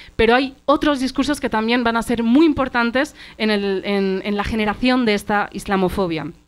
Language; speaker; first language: Spanish; early bilingual, other home language; Arabic